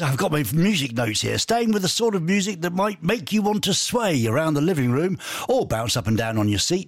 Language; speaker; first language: English; native; English